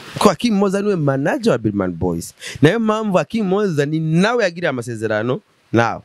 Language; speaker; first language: Rundi; native; Rundi